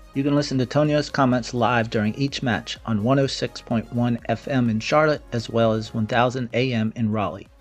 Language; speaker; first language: English; native; English